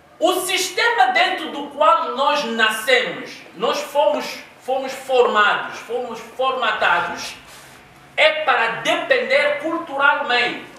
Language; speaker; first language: Portuguese; non-native, local second language; Kongo